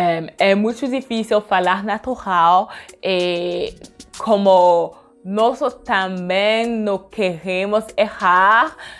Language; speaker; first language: Portuguese; non-native, learner; French